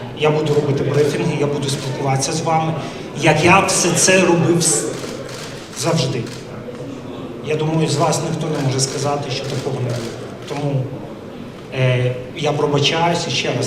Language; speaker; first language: Ukrainian; non-native, local second language; Russian